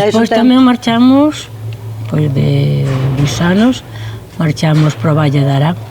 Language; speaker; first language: Galician; native; Galician